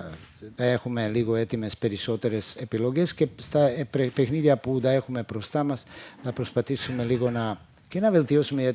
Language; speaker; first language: Greek; non-native, fluent; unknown